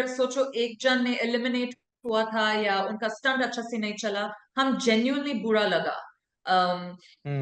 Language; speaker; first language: Hindi; non-native, local second language; English